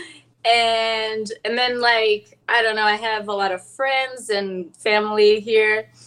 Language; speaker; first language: English; non-native, fluent; Portuguese